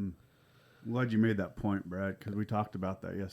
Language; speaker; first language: English; native; English